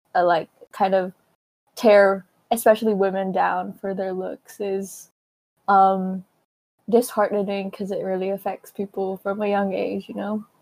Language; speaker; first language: English; non-native, local second language; Filipino